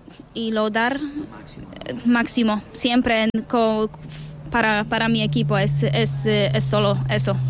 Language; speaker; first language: Spanish; non-native, learner; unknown